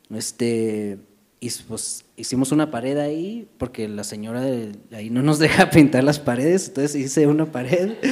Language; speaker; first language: Spanish; early bilingual, heritage; Spanish